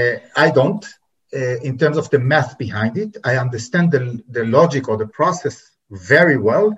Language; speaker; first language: English; non-native, fluent; Hebrew